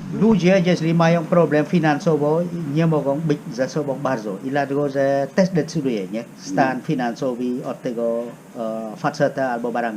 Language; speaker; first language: Polish; non-native, fluent; Khmer